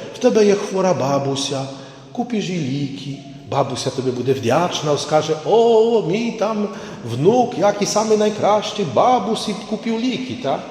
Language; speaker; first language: Ukrainian; native; Ukrainian